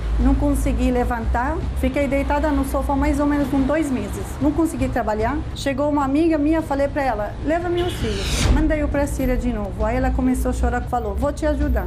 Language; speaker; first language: Portuguese; non-native, learner; Arabic